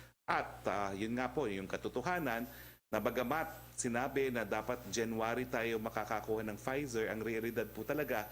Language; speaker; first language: Filipino; native; Filipino